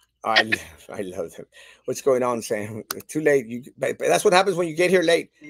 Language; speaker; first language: English; early bilingual, other home language; Spanish